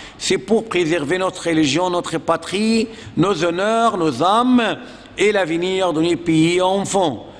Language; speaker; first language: French; non-native, fluent; Arabic